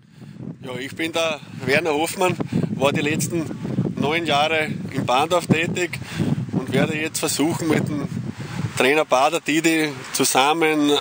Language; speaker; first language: German; native; German